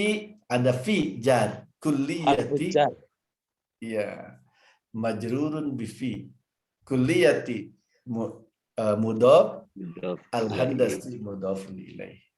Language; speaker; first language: Arabic; non-native, learner; Indonesian